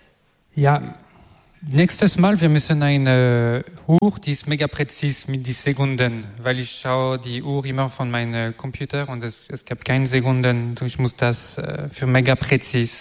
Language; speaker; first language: German; non-native, learner; French